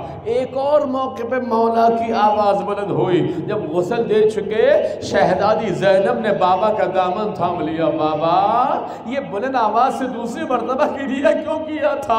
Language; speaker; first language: Urdu; native; Urdu